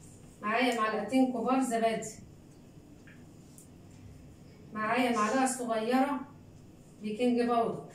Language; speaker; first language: Arabic; native; Arabic